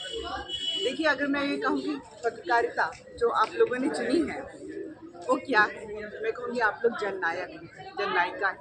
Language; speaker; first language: Hindi; native; Hindi